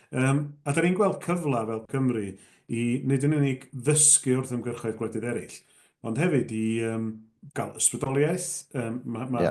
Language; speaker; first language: Welsh; native; Welsh